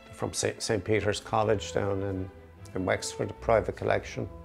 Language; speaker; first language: English; native; English